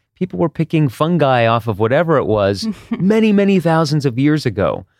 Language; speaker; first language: English; early bilingual, other home language; Hebrew